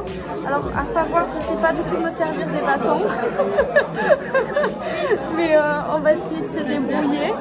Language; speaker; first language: French; native; French